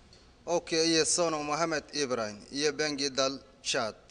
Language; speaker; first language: Italian; non-native, learner; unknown